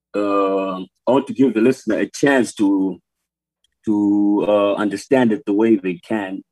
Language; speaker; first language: English; non-native, local second language; Nyanja